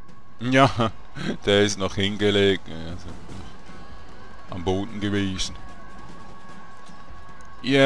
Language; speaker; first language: German; native; German